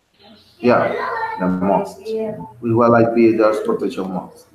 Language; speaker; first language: English; non-native, learner; Spanish